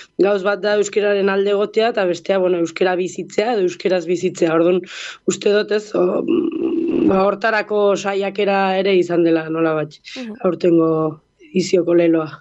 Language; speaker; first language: Basque; native; Basque